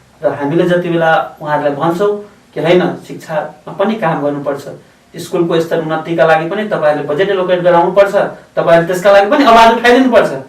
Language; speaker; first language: Nepali; non-native, local second language; Maithili